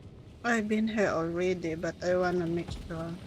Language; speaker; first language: English; non-native, learner; Filipino